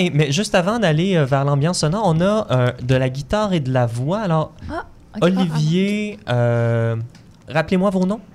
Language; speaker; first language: French; native; French